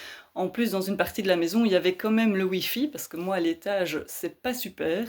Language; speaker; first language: French; native; French